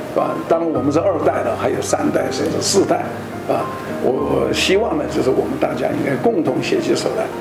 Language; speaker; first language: Chinese; native; Chinese